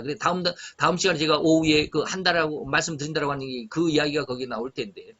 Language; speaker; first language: Korean; native; Korean